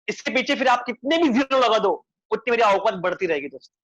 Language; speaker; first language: Hindi; non-native, local second language; Marathi